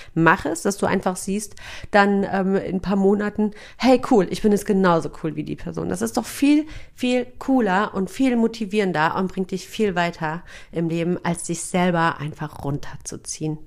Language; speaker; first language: German; native; German